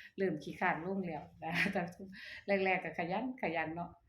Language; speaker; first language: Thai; non-native, local second language; Northeastern Thai